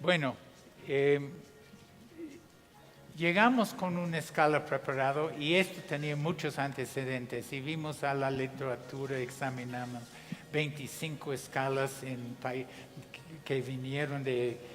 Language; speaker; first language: Spanish; non-native, fluent; English